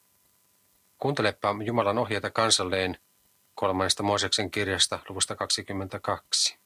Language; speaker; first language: Finnish; native; Finnish